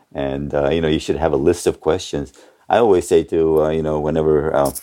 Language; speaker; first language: English; early bilingual, other home language; Japanese